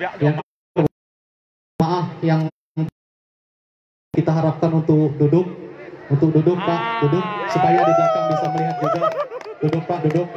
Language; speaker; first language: Indonesian; native; Indonesian